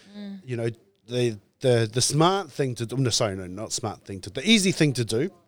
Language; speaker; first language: English; native; English